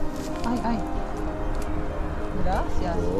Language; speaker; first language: Spanish; non-native, learner; Russian